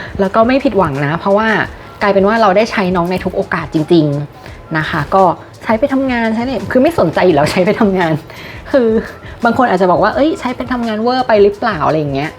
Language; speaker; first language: Thai; native; Thai